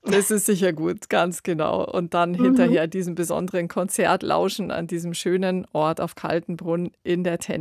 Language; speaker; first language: German; native; German